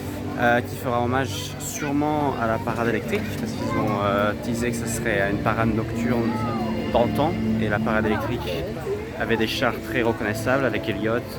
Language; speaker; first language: French; native; French